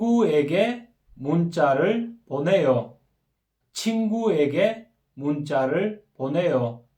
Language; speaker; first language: Korean; non-native, fluent; Kyrgyz